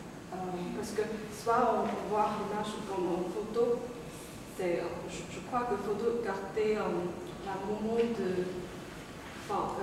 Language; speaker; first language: French; non-native, learner; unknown